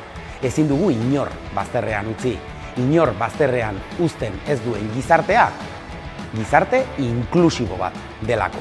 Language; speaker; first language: Basque; native; Basque